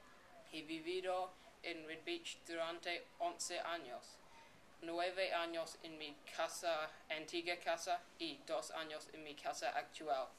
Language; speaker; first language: Spanish; non-native, learner; English